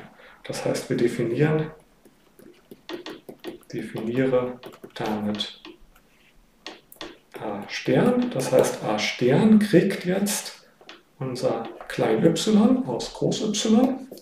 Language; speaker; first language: German; native; German